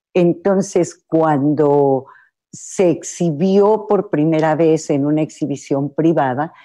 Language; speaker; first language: Spanish; native; Spanish